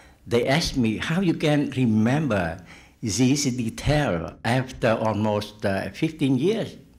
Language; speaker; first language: English; non-native, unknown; Vietnamese